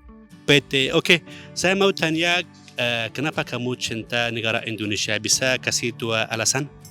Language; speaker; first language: Indonesian; non-native, fluent; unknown